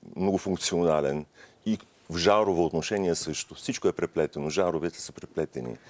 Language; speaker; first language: Bulgarian; native; Bulgarian